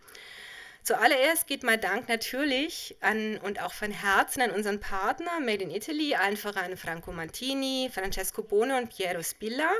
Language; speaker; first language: German; native; German